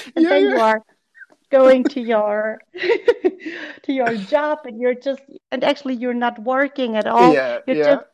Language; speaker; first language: English; non-native, fluent; German